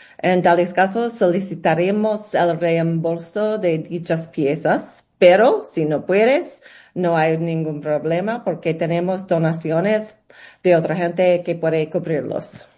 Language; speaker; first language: Spanish; non-native, learner; English